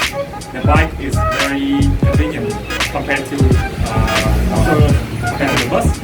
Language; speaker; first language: English; non-native, fluent; Vietnamese